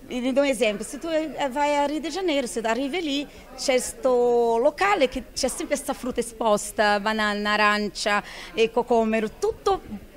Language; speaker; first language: Italian; non-native, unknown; Portuguese